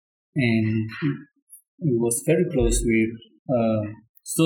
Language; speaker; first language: English; non-native, learner; Indonesian